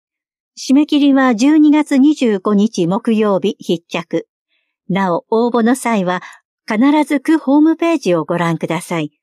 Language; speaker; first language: Japanese; native; Japanese